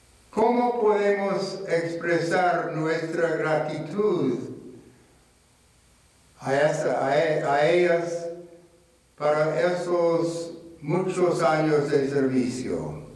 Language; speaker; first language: Spanish; non-native, fluent; English